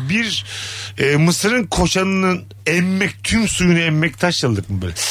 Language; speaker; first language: Turkish; native; Turkish